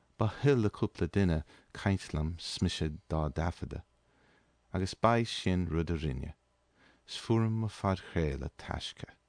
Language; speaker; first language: Irish; non-native, fluent; English